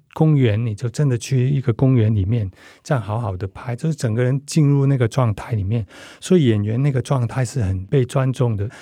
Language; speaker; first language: Chinese; non-native, local second language; Cantonese